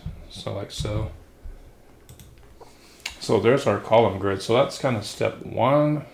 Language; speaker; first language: English; native; English